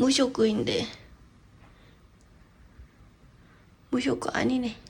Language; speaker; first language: Korean; non-native, fluent; Japanese